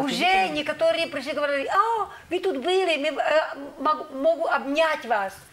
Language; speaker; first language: Russian; non-native, learner; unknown